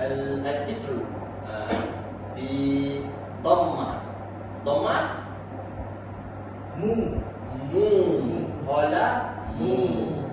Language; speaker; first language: Arabic; non-native, learner; Malay